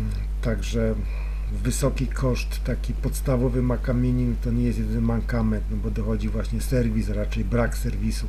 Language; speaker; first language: Polish; native; Polish